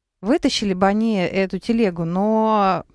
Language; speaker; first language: Russian; native; Russian